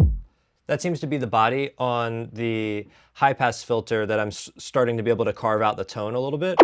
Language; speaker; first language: English; native; English